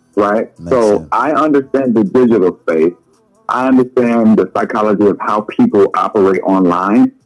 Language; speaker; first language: English; native; English